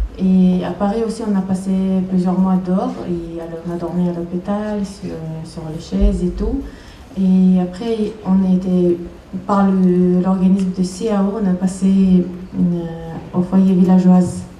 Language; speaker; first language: French; non-native, fluent; Chechen